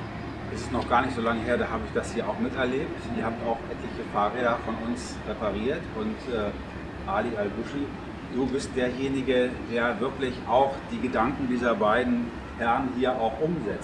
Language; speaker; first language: German; native; German